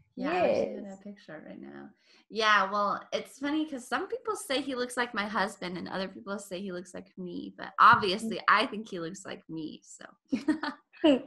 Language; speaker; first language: English; native; English